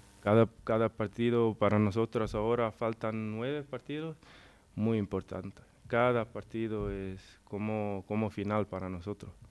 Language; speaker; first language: Spanish; non-native, learner; English